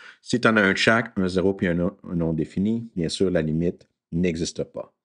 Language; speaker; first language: French; native; French